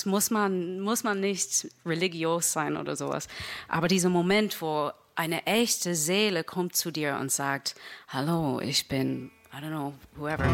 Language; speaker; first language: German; non-native, learner; English